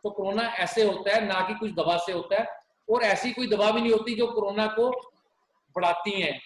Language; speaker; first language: Hindi; non-native, local second language; Punjabi